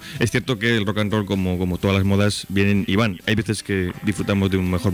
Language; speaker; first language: Spanish; native; Spanish